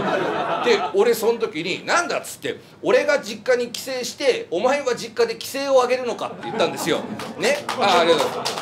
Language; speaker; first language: Japanese; native; Japanese